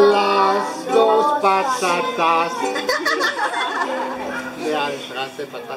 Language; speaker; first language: Spanish; non-native, learner; French